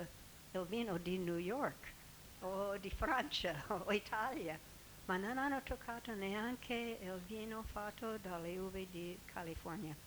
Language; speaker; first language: Italian; non-native, fluent; English